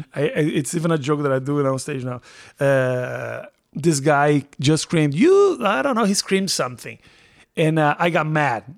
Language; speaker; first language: English; non-native, fluent; Portuguese